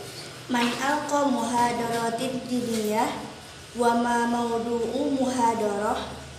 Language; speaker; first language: Arabic; non-native, learner; Indonesian